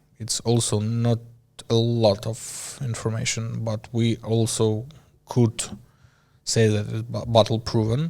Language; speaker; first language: English; non-native, learner; Ukrainian